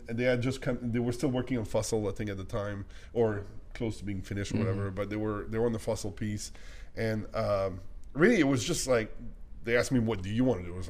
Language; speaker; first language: English; non-native, fluent; French